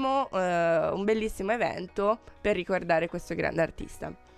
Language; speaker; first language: Italian; native; Italian